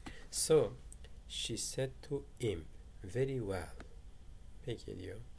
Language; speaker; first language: English; non-native, fluent; Turkish